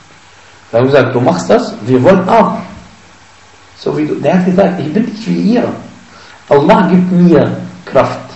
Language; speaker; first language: German; non-native, fluent; Arabic